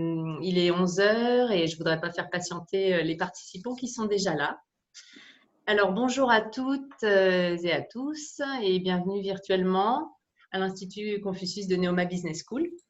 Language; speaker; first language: French; native; French